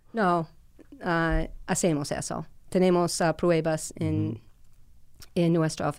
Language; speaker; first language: Spanish; non-native, fluent; English